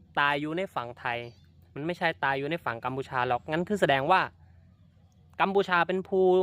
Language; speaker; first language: Thai; non-native, fluent; Khmer